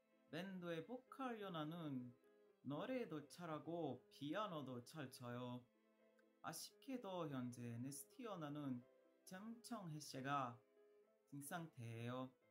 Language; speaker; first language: Korean; non-native, learner; Portuguese